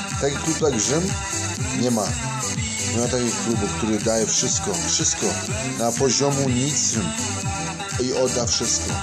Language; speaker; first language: Polish; non-native, learner; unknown